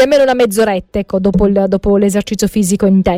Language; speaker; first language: Italian; native; Italian